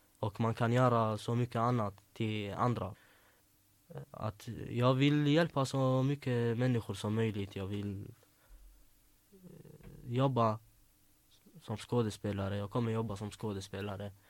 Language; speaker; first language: Swedish; early bilingual, other home language; Arabic